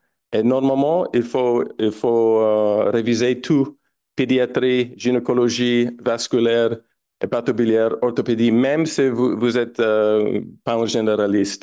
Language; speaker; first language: French; non-native, fluent; English